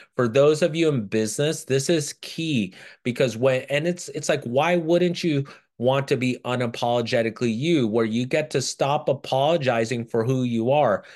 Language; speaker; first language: English; early bilingual, other home language; Japanese